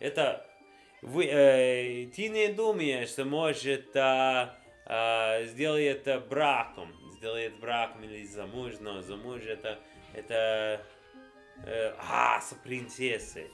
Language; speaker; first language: Russian; non-native, learner; English